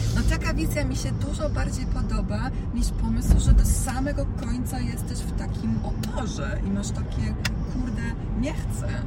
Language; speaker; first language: Polish; non-native, fluent; Croatian